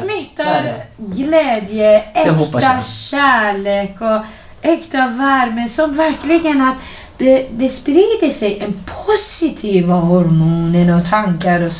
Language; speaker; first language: Swedish; non-native, fluent; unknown